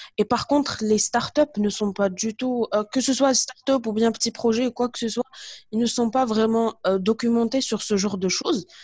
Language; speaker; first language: French; non-native, local second language; Arabic